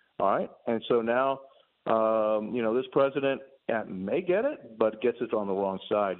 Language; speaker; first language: English; early bilingual, other home language; Spanish